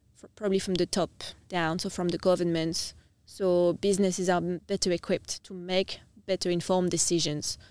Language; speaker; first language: English; non-native, fluent; French